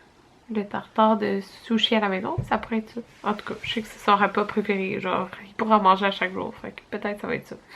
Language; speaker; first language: French; native; French